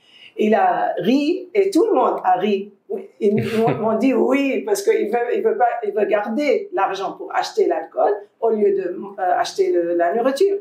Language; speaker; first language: French; non-native, fluent; Arabic